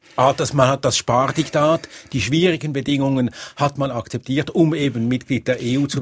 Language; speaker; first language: German; native; German